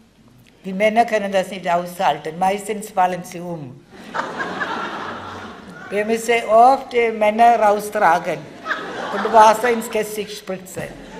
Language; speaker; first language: German; non-native, fluent; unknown